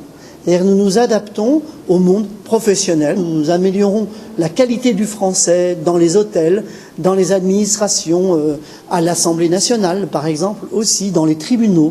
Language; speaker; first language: French; native; French